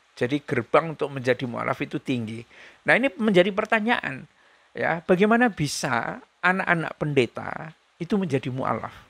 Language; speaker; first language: Indonesian; native; Indonesian